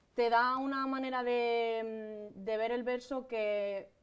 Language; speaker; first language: Spanish; native; Spanish